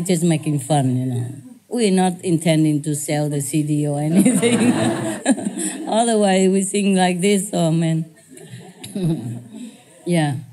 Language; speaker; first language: English; non-native, fluent; Vietnamese